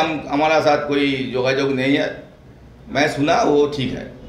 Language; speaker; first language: Hindi; non-native, local second language; Bangla